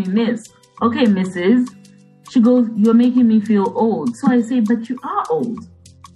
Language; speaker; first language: English; non-native, local second language; Bemba